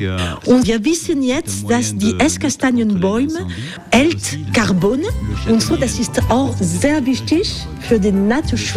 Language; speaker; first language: German; non-native, learner; French